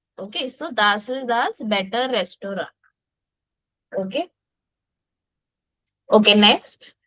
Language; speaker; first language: English; non-native, local second language; Hindi